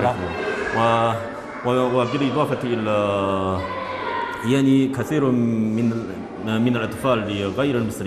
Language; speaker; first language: Arabic; non-native, learner; Chinese